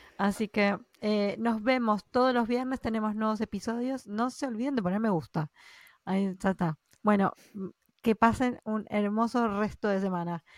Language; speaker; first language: Spanish; native; Spanish